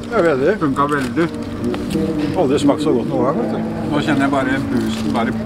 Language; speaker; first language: Norwegian; native; Norwegian